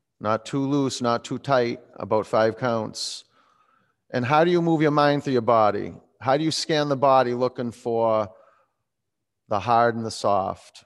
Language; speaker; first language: English; native; English